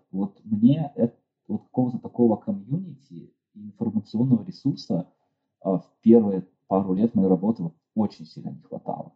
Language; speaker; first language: Russian; native; Russian